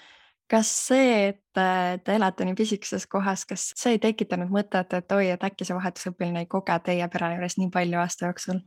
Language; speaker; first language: Estonian; native; Estonian